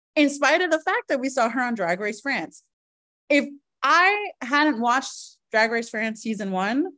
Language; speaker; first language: English; early bilingual, other home language; Spanish